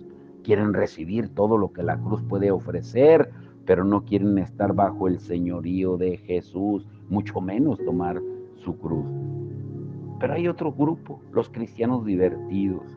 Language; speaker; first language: Spanish; native; Spanish